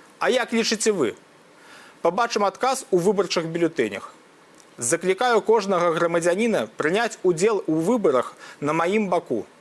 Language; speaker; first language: Belarusian; native; Belarusian